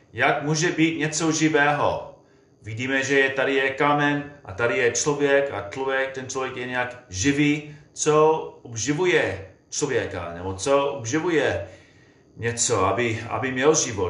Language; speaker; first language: Czech; non-native, fluent; English